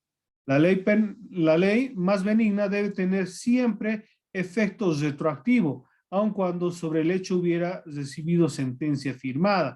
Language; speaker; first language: Spanish; native; Spanish